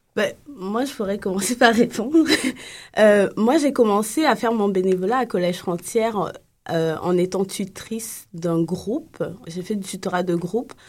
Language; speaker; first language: French; non-native, local second language; Lingala